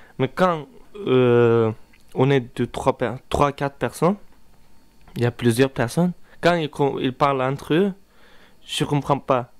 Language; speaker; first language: French; non-native, learner; Turkish